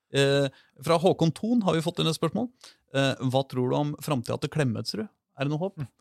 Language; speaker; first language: Norwegian; native; Norwegian